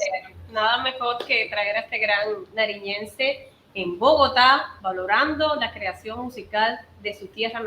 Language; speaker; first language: Spanish; native; Spanish